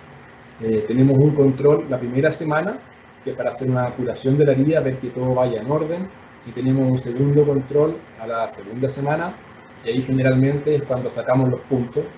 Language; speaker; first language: Spanish; native; Spanish